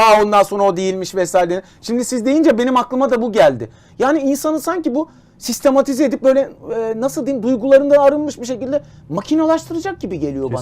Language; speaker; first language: Turkish; native; Turkish